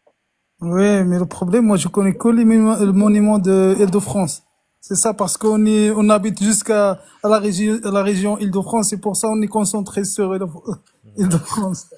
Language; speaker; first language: French; non-native, fluent; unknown